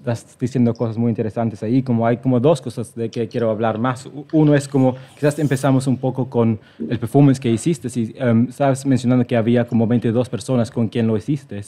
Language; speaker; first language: Spanish; early bilingual, heritage; Spanish